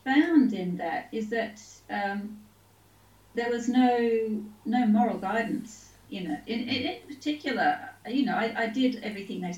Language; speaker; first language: English; native; English